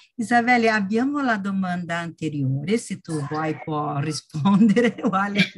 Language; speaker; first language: Italian; non-native, learner; Portuguese